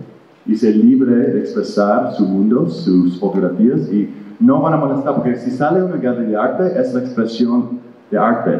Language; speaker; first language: Spanish; non-native, fluent; English